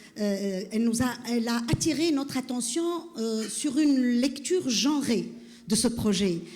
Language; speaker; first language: French; non-native, local second language; Arabic